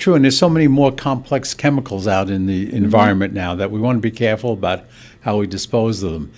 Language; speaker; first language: English; native; English